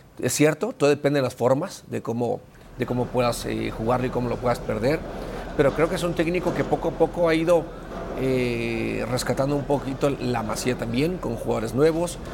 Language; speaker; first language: Spanish; native; Spanish